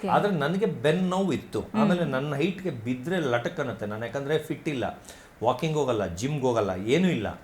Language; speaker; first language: Kannada; native; Kannada